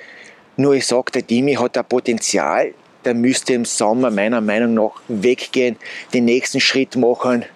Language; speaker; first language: German; native; German